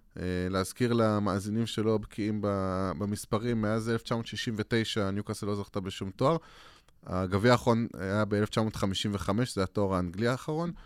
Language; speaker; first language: Hebrew; native; Hebrew